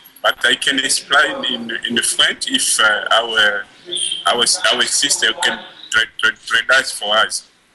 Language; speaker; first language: English; non-native, learner; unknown